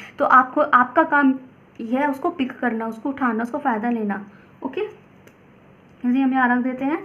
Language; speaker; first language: Hindi; native; Hindi